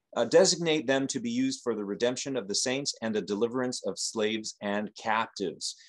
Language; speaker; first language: English; native; English